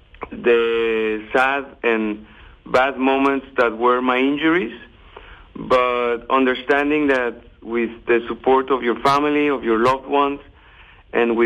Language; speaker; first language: English; non-native, fluent; Spanish